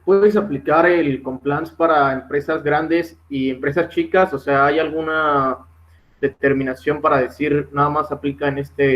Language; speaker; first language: Spanish; native; Spanish